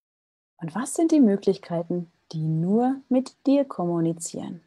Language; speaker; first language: German; native; German